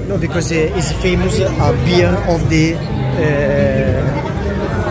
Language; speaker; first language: English; non-native, learner; Italian